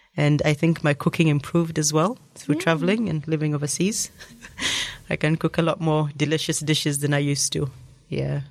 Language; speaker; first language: English; native; English